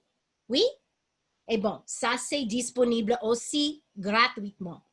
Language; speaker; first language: French; non-native, fluent; English